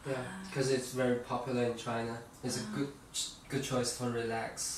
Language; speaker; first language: English; non-native, fluent; Chinese